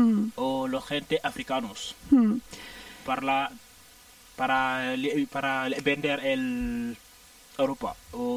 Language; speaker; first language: Spanish; non-native, learner; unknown